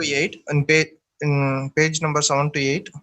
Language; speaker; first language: English; non-native, local second language; Tamil